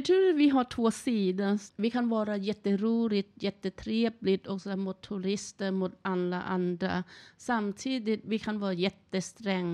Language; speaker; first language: Swedish; non-native, learner; Thai